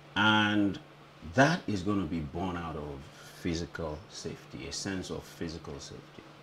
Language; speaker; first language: English; non-native, local second language; Yoruba